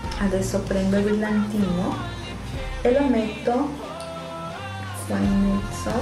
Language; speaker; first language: Italian; non-native, fluent; Spanish